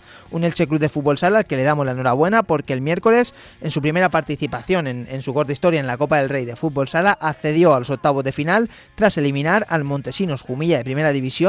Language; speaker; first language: Spanish; native; Spanish